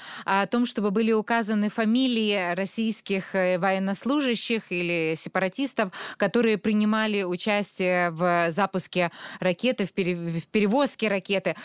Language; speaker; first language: Russian; native; Russian